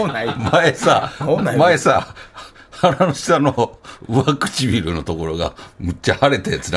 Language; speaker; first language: Japanese; native; Japanese